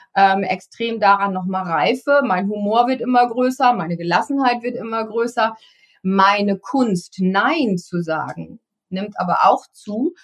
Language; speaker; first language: German; native; German